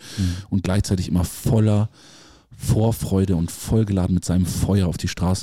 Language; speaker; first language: German; native; German